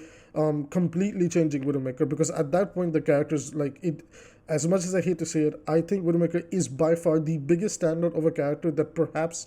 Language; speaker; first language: English; native; English